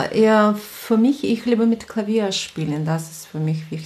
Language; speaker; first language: German; non-native, fluent; Russian